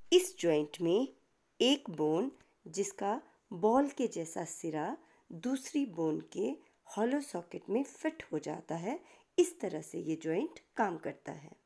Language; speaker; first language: Hindi; native; Hindi